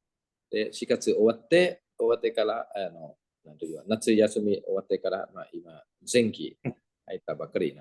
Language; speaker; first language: Japanese; non-native, fluent; Thai